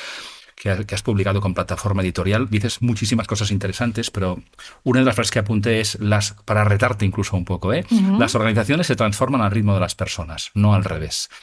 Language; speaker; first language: Spanish; native; Spanish